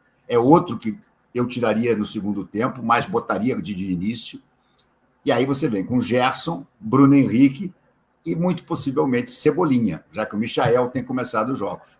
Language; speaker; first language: Portuguese; native; Portuguese